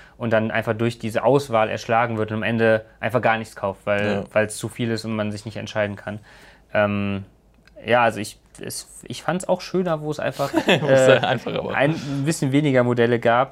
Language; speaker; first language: German; native; German